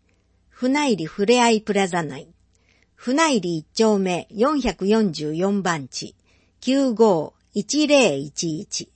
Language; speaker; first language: Japanese; native; Japanese